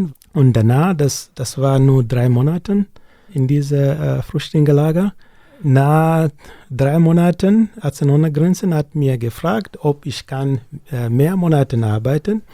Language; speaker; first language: German; non-native, learner; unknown